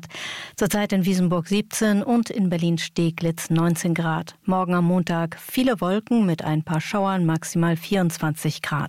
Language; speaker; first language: German; native; German